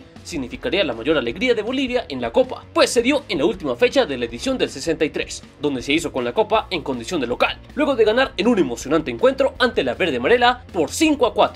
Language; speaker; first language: Spanish; native; Spanish